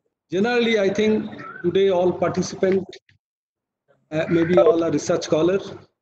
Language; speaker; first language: English; non-native, local second language; Bangla